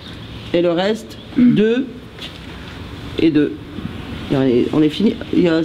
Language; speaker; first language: French; native; French